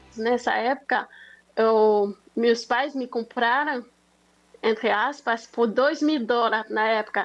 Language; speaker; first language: Portuguese; non-native, fluent; French